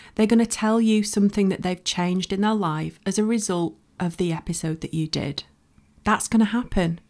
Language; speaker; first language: English; native; English